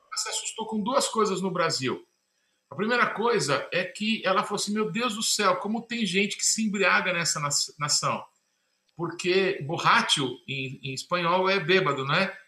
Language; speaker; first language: Portuguese; native; Portuguese